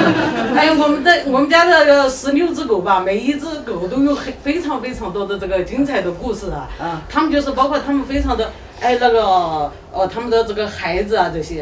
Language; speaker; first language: Chinese; native; Chinese